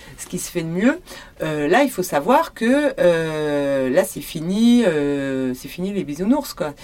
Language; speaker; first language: French; native; French